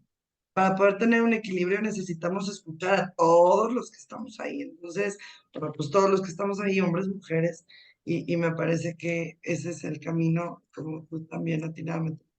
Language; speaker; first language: Spanish; native; Spanish